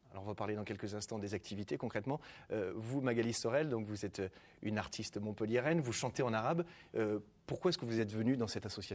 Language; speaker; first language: French; native; French